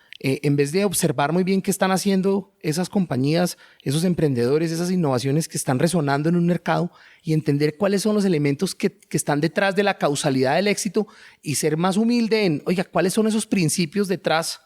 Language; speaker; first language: Spanish; native; Spanish